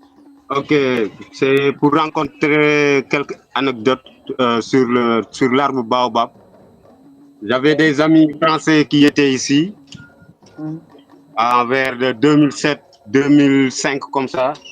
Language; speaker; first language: French; non-native, local second language; Wolof